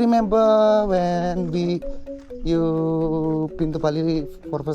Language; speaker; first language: English; non-native, learner; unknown